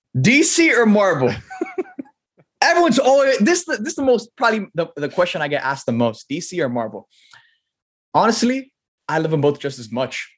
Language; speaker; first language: English; native; English